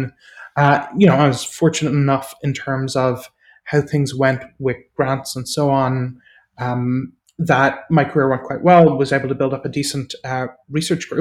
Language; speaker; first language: English; native; English